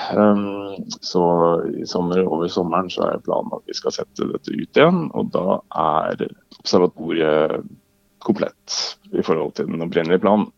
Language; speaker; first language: Norwegian; native; Norwegian